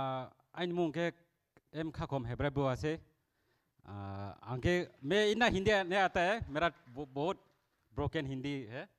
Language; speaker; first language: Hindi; non-native, local second language; Kok Borok